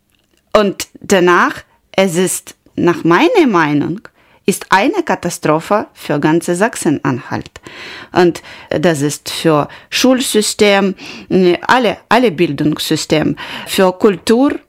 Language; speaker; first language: German; non-native, learner; Ukrainian